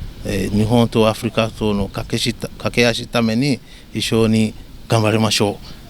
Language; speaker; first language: Japanese; non-native, fluent; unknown